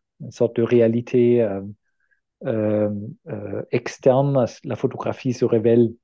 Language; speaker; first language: French; non-native, fluent; German